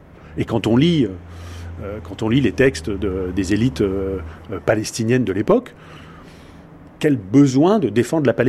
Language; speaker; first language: French; native; French